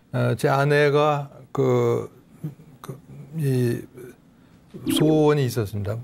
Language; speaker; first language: Korean; native; Korean